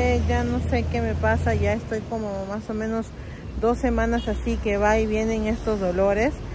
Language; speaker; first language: Spanish; native; Spanish